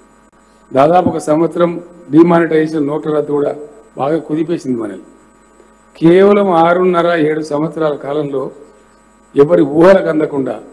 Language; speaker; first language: Telugu; native; Telugu